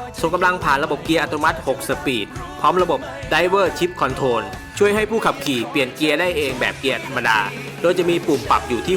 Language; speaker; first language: Thai; native; Thai